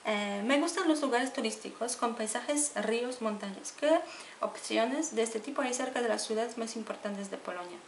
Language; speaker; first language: Spanish; non-native, fluent; Polish